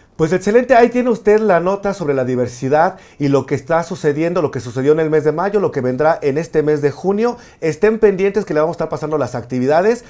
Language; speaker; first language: Spanish; native; Spanish